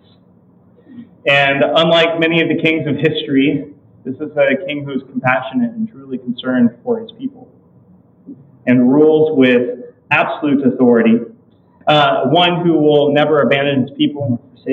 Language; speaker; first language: English; native; English